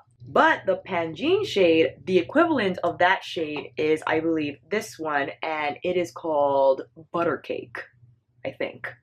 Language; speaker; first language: English; native; English